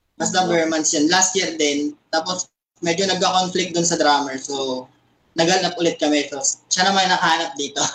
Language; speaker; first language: Filipino; native; Filipino